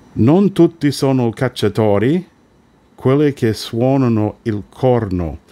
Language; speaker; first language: English; early bilingual, other home language; Italian